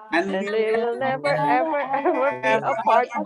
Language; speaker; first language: English; non-native, fluent; Indonesian